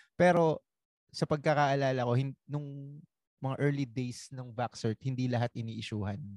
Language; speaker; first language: Filipino; native; Filipino